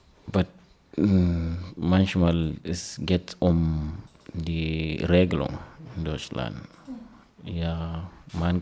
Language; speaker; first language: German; non-native, learner; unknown